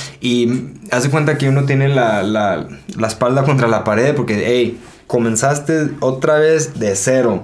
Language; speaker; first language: Spanish; early bilingual, heritage; Spanish